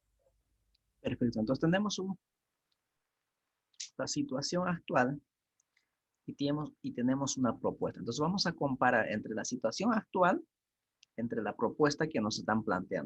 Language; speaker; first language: Spanish; native; Spanish